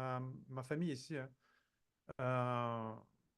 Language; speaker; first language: French; non-native, fluent; Portuguese